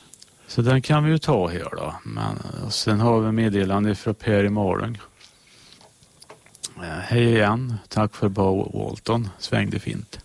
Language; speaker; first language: Swedish; native; Swedish